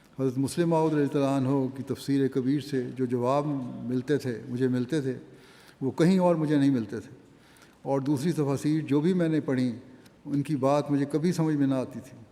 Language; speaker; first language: Urdu; native; Urdu